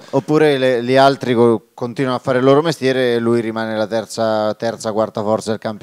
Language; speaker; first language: Italian; native; Italian